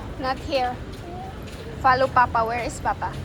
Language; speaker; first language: English; non-native, local second language; Filipino